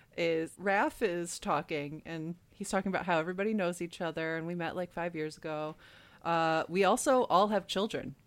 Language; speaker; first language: English; native; English